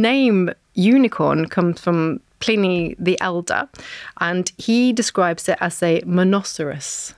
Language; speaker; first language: English; non-native, fluent; Norwegian